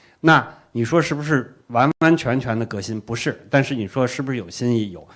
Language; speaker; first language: Chinese; native; Chinese